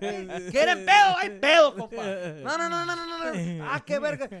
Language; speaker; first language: Spanish; early bilingual, heritage; Spanish